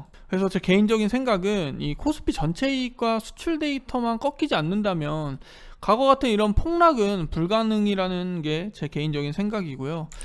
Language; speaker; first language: Korean; native; Korean